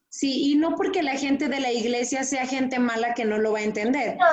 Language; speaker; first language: Spanish; native; Spanish